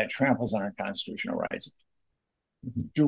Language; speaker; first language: English; native; English